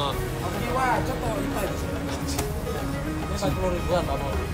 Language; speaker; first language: Japanese; non-native, learner; Indonesian